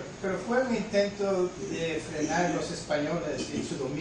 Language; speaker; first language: Spanish; native; Spanish